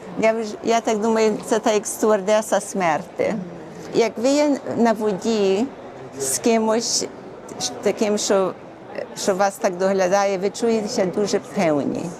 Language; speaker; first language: Ukrainian; early bilingual, heritage; Ukrainian